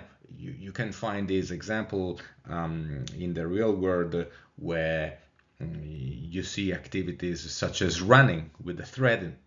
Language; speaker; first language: English; non-native, fluent; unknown